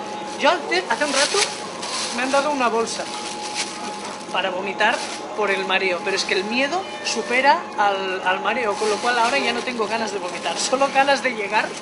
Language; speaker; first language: Spanish; native; Spanish